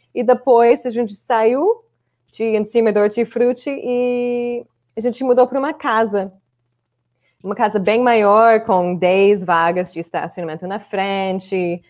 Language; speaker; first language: Portuguese; non-native, fluent; English